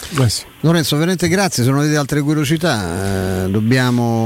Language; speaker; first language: Italian; native; Italian